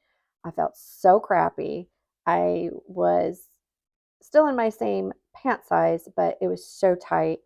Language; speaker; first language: English; native; English